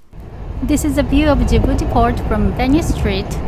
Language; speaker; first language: English; non-native, learner; Japanese